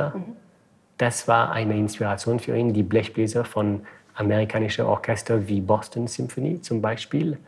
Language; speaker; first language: German; non-native, fluent; French